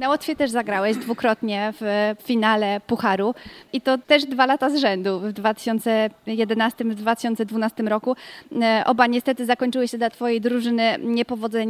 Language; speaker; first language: Polish; native; Polish